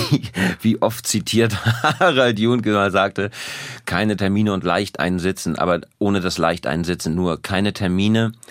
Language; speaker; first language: German; native; German